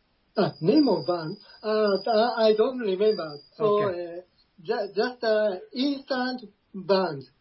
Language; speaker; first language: English; non-native, learner; Japanese